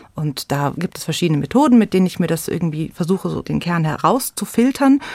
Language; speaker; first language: German; native; German